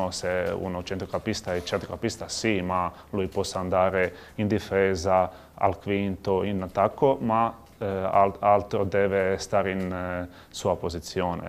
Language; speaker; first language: Italian; non-native, learner; Croatian